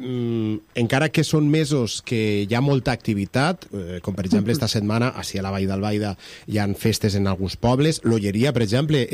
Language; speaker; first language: Catalan; native; Catalan